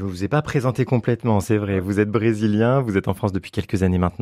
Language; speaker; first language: French; native; French